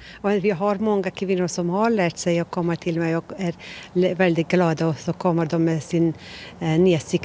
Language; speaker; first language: Swedish; non-native, learner; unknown